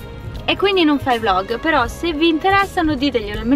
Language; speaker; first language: Italian; native; Italian